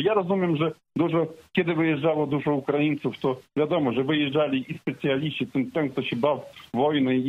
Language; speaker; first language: Polish; non-native, fluent; Ukrainian